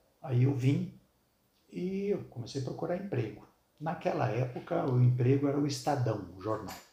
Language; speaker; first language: Portuguese; early bilingual, other home language; Arabic